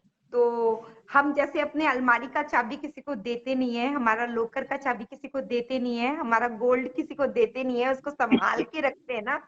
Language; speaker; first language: Hindi; native; Hindi